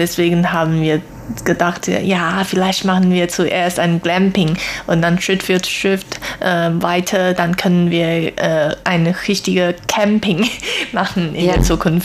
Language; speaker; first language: German; non-native, learner; Chinese